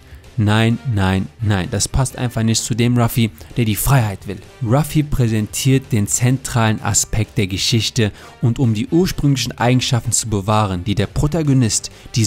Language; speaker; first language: German; native; German